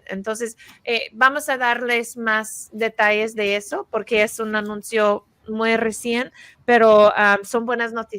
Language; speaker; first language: Spanish; non-native, fluent; English